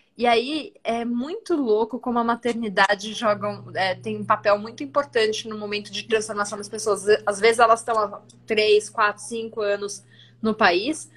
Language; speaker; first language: Portuguese; native; Portuguese